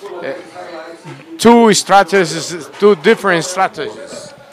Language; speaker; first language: English; non-native, learner; Portuguese